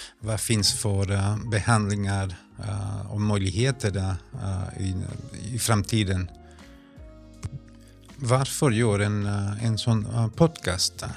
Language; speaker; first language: Swedish; non-native, fluent; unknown